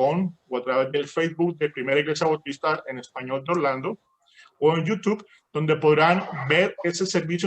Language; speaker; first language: Spanish; native; Spanish